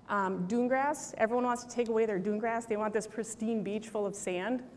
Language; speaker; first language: English; native; English